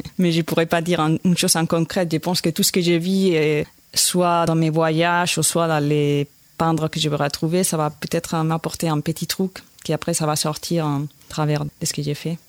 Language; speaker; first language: French; non-native, fluent; Spanish